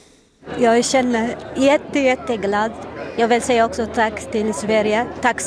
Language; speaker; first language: Swedish; non-native, learner; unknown